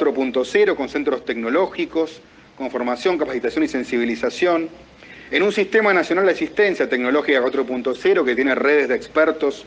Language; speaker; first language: Spanish; native; Spanish